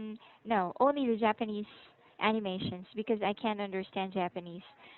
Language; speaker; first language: English; non-native, local second language; Filipino